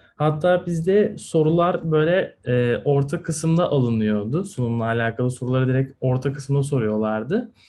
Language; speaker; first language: Turkish; native; Turkish